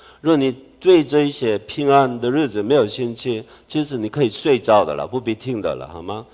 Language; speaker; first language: Chinese; non-native, fluent; Korean